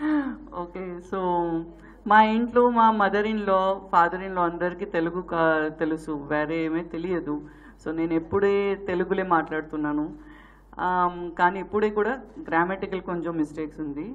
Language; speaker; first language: Telugu; non-native, learner; Gujarati